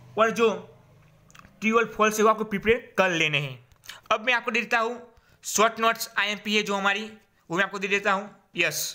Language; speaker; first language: Hindi; non-native, local second language; Gujarati